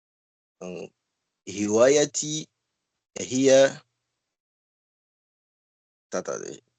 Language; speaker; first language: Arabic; non-native, learner; Comorian